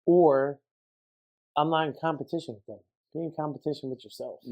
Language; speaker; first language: English; native; English